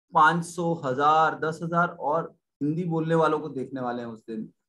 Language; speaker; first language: Hindi; native; Hindi